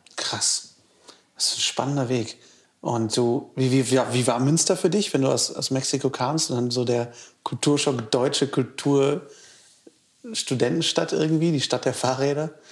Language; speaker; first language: German; native; German